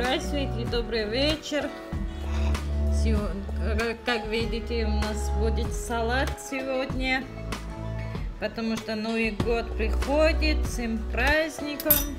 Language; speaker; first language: Russian; non-native, learner; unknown